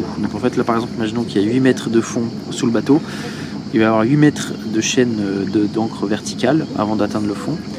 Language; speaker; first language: French; native; French